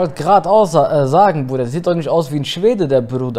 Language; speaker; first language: German; native; German